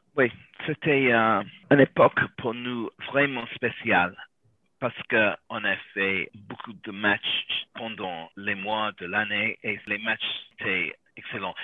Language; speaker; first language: French; non-native, learner; English